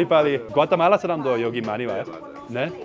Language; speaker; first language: Korean; non-native, fluent; Dutch